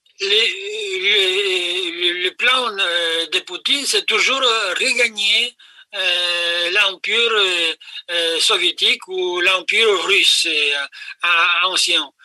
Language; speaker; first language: French; non-native, fluent; Polish